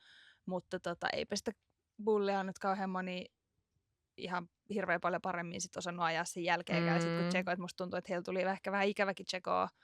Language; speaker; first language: Finnish; native; Finnish